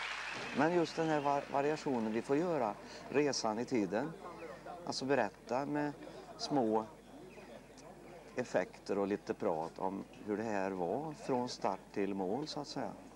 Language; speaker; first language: Swedish; native; Swedish